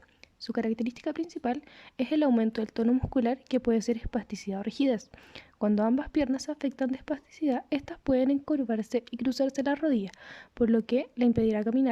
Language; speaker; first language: Spanish; native; Spanish